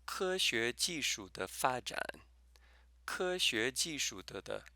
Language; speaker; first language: Chinese; non-native, fluent; English